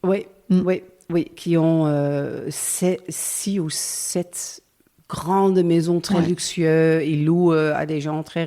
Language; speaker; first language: French; non-native, learner; Dutch